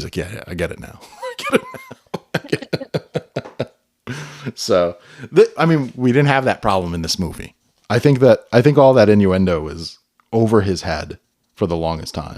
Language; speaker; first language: English; native; English